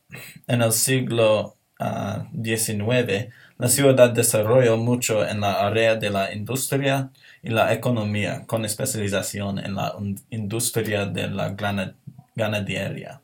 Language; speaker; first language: Spanish; non-native, learner; English